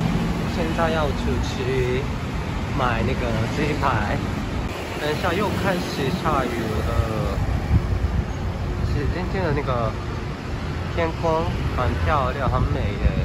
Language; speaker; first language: Chinese; non-native, fluent; Japanese